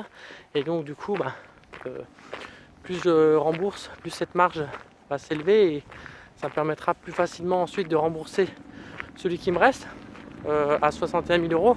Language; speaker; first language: French; native; French